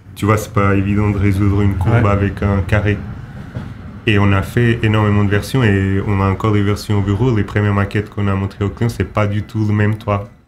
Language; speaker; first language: French; non-native, fluent; Portuguese